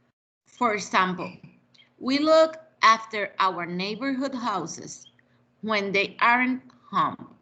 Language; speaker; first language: English; non-native, learner; Spanish